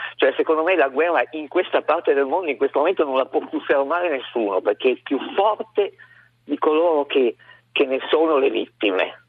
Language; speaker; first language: Italian; native; Italian